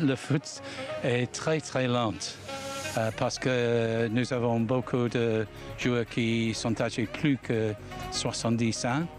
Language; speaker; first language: French; non-native, learner; English